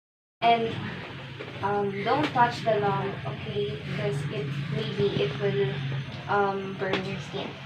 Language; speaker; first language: English; non-native, local second language; Filipino